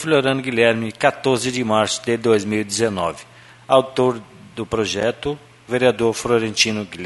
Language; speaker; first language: Portuguese; native; Portuguese